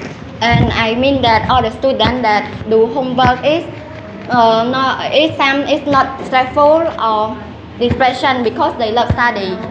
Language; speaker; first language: English; non-native, learner; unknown